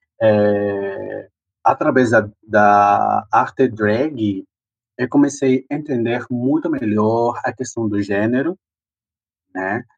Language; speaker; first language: Portuguese; non-native, fluent; Spanish